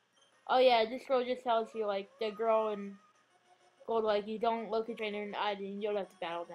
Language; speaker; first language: English; native; English